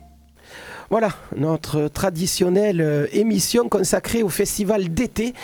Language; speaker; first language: French; native; French